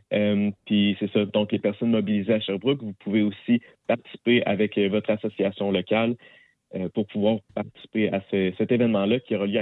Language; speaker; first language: French; native; French